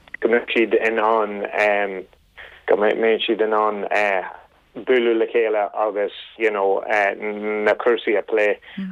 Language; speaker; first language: Irish; non-native, local second language; English